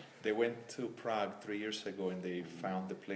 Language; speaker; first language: English; non-native, fluent; Spanish